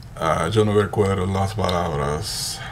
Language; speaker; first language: Spanish; non-native, learner; English